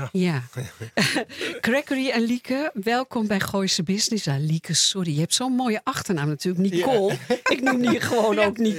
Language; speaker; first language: Dutch; native; Dutch